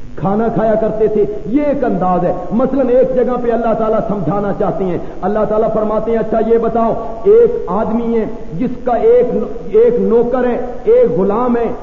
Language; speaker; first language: Urdu; non-native, local second language; Punjabi